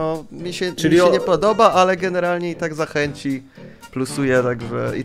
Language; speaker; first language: Polish; native; Polish